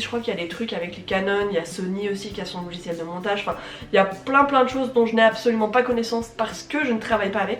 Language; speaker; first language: French; native; French